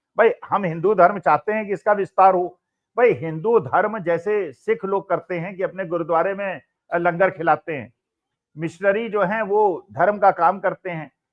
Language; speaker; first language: Hindi; native; Hindi